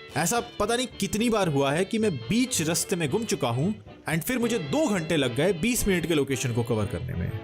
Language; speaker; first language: Hindi; non-native, local second language; Bangla